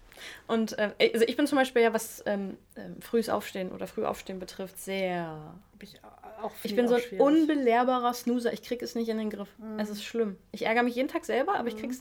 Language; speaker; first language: German; native; German